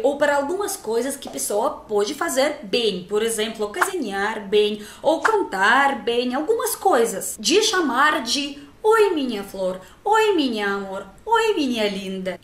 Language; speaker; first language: Portuguese; non-native, fluent; Russian